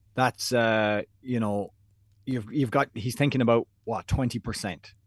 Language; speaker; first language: English; native; English